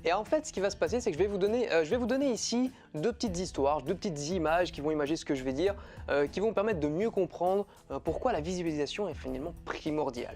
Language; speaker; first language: French; native; French